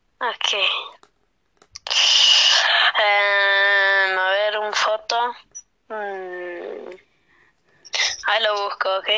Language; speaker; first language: Spanish; early bilingual, heritage; Spanish